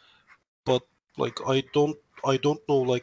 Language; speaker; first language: English; non-native, fluent; Turkish